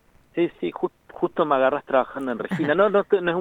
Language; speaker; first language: Spanish; native; Spanish